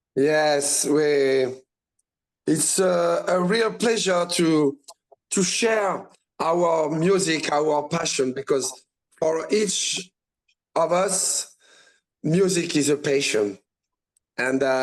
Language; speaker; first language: English; non-native, learner; French